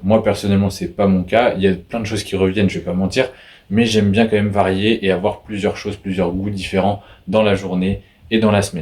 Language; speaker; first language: French; native; French